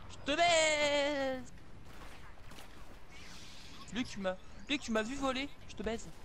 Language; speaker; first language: French; native; French